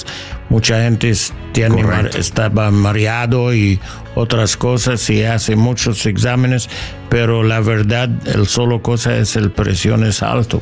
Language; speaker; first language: Spanish; non-native, learner; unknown